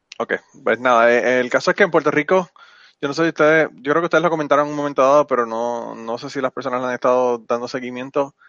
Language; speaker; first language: Spanish; native; Spanish